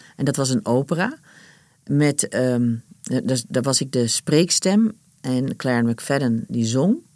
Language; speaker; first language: Dutch; native; Dutch